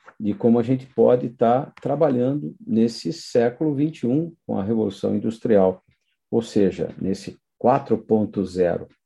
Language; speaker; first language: Portuguese; native; Portuguese